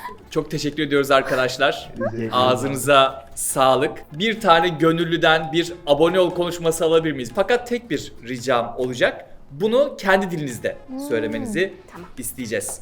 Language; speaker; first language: Turkish; native; Turkish